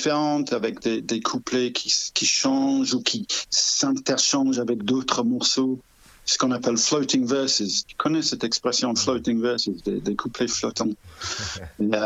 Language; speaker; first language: French; non-native, fluent; English